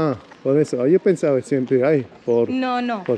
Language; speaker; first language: Spanish; non-native, learner; English